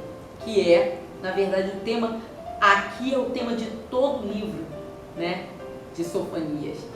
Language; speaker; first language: Portuguese; native; Portuguese